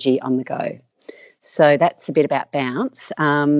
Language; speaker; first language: English; native; English